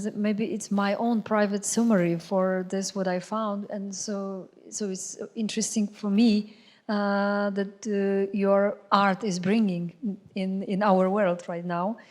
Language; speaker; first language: English; non-native, fluent; Polish